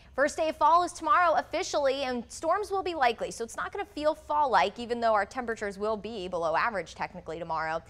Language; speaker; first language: English; native; English